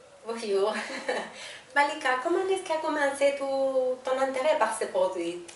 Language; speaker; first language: French; non-native, fluent; Spanish